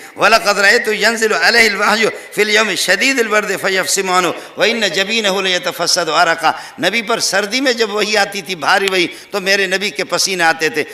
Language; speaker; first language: Urdu; non-native, local second language; Brahui